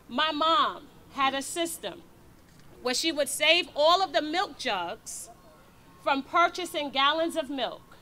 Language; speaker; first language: English; native; English